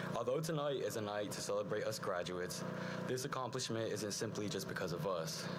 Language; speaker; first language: English; early bilingual, other home language; Spanish